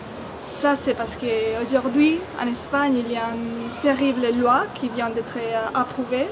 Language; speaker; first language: French; non-native, fluent; Spanish